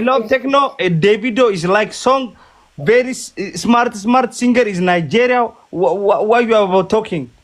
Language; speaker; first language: English; non-native, learner; Oromo